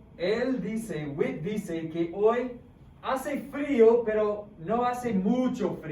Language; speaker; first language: Spanish; non-native, fluent; English